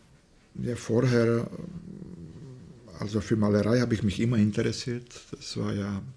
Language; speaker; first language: German; non-native, fluent; Slovak